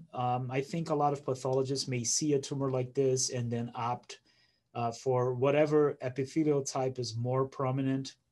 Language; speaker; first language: English; non-native, fluent; Portuguese